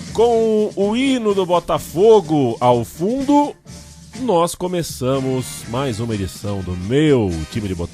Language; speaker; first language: Portuguese; native; Portuguese